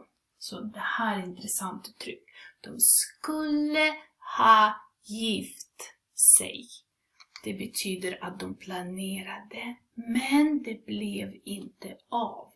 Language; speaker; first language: Swedish; non-native, fluent; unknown